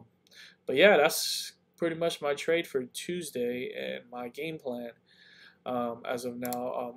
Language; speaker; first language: English; native; English